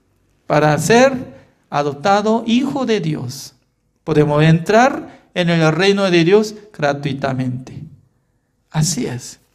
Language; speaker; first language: Spanish; non-native, fluent; Korean